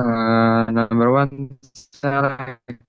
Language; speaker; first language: English; non-native, learner; Indonesian